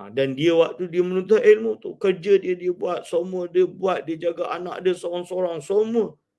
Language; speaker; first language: Malay; native; Malay